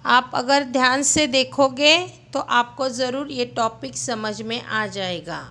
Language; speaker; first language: Hindi; non-native, local second language; Marathi